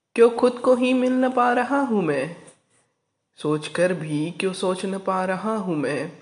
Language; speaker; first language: Hindi; non-native, local second language; Marathi